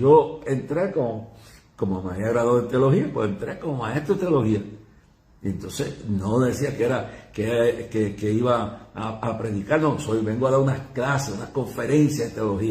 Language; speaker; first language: Spanish; native; Spanish